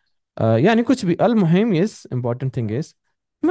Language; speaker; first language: Arabic; non-native, fluent; Urdu